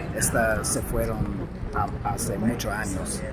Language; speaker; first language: Spanish; non-native, learner; English